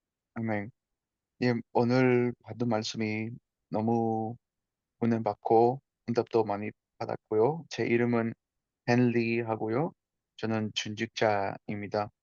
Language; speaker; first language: Korean; non-native, fluent; Spanish